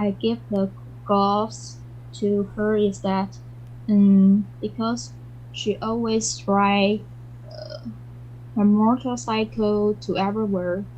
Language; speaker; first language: English; non-native, learner; Chinese